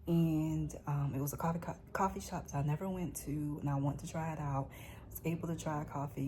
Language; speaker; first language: English; native; English